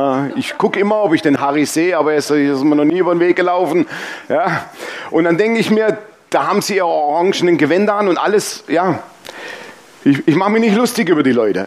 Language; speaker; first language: German; native; German